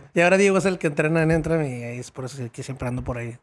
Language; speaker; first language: Spanish; native; Spanish